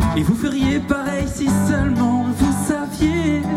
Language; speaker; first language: French; native; French